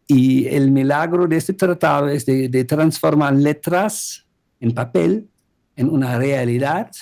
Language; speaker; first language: Spanish; non-native, fluent; German